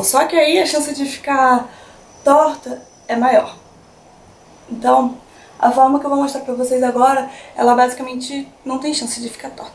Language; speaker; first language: Portuguese; native; Portuguese